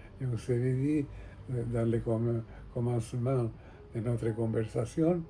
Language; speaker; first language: French; non-native, fluent; Spanish